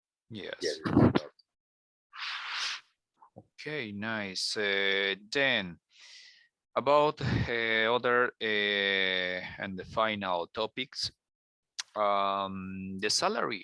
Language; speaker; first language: English; non-native, learner; Spanish